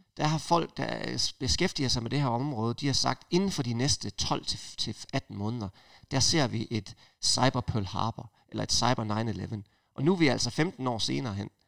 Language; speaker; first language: Danish; native; Danish